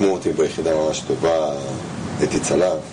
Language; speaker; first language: Hebrew; non-native, fluent; Russian